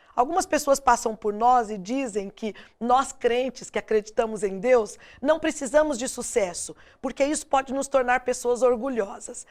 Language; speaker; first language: Portuguese; native; Portuguese